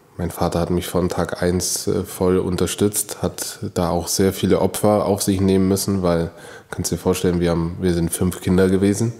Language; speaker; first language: German; native; German